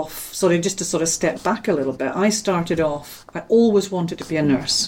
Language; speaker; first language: English; native; English